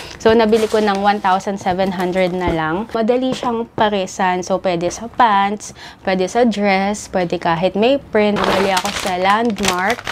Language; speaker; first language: Filipino; native; Filipino